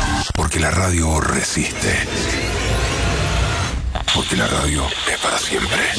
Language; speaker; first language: Spanish; native; Spanish